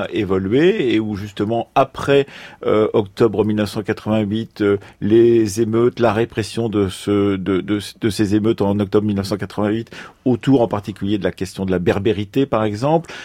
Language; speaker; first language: French; native; French